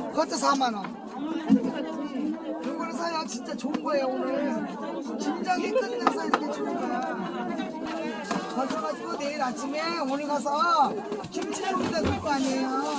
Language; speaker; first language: Korean; native; Korean